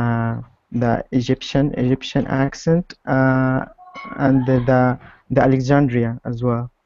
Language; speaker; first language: English; non-native, learner; Arabic